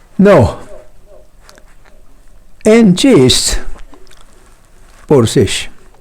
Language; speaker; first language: Persian; non-native, fluent; Urdu